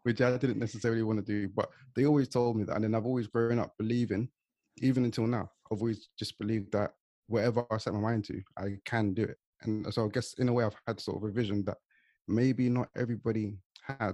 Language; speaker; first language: English; native; English